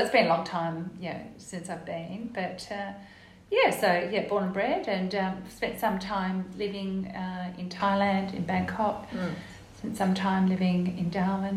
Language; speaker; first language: English; native; English